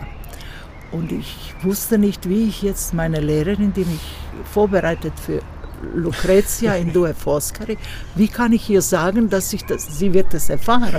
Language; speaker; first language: German; non-native, fluent; Croatian